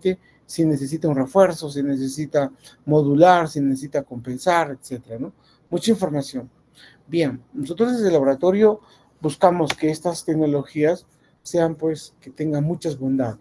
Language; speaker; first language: Spanish; native; Spanish